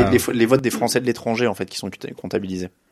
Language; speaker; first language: French; native; French